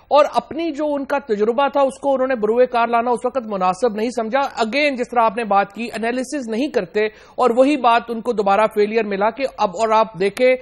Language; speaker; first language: Urdu; native; Urdu